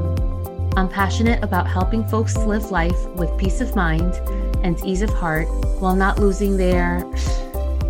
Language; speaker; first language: English; early bilingual, other home language; Spanish